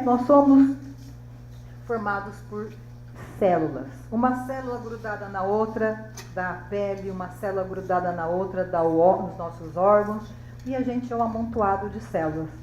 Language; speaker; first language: Portuguese; native; Portuguese